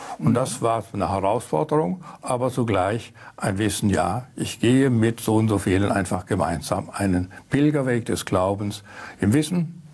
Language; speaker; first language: German; native; German